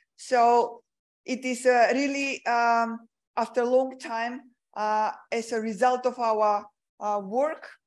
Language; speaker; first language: English; non-native, fluent; Macedonian